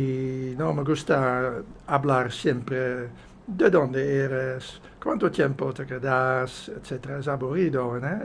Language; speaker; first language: Spanish; non-native, fluent; Dutch